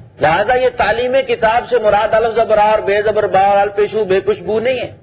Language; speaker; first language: Urdu; non-native, local second language; Punjabi